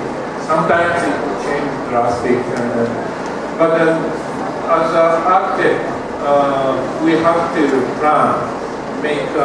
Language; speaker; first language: English; non-native, learner; Japanese